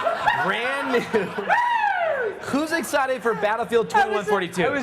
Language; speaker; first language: English; native; English